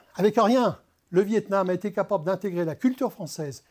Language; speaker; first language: French; native; French